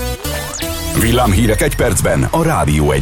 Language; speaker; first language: Hungarian; native; Hungarian